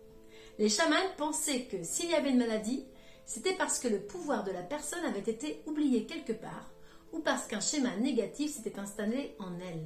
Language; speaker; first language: French; native; French